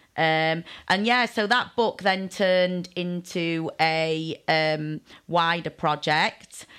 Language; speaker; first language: English; native; English